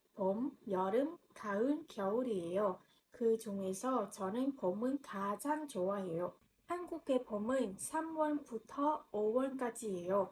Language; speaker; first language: Korean; non-native, learner; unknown